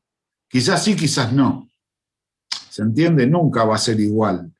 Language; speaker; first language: Spanish; native; Spanish